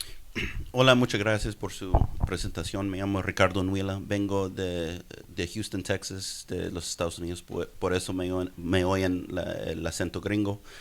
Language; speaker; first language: Spanish; early bilingual, heritage; English